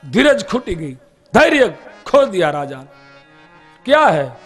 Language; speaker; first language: Hindi; non-native, local second language; Gujarati